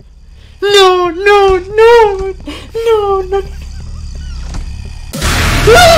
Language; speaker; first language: Spanish; native; Spanish